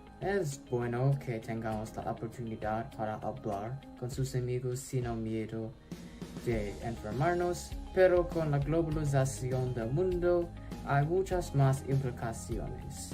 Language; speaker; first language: Spanish; non-native, fluent; English